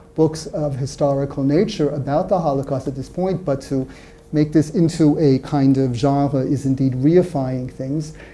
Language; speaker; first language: English; native; English